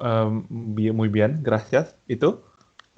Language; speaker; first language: Spanish; non-native, fluent; Indonesian